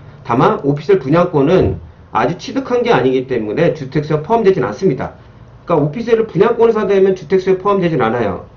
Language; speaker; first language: Korean; native; Korean